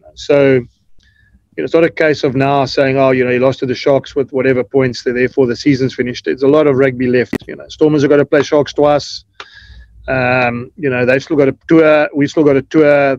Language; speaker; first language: English; native; English